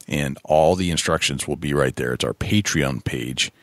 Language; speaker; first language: English; native; English